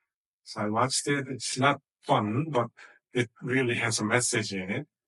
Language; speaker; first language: English; non-native, fluent; Korean